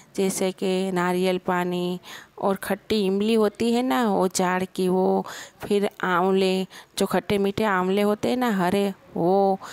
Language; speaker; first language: Hindi; non-native, local second language; Gujarati